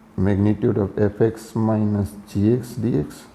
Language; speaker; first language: English; non-native, local second language; Gujarati